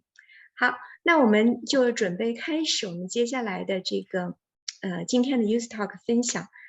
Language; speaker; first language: Chinese; native; Chinese